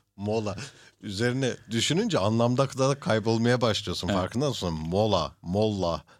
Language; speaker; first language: Turkish; early bilingual, heritage; Turkish